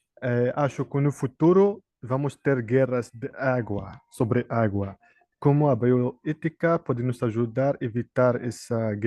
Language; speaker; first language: Portuguese; non-native, learner; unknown